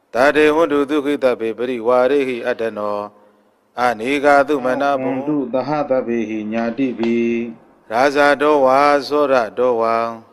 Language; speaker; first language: Burmese; native; Burmese